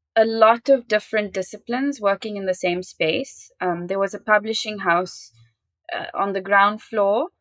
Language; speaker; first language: English; native; English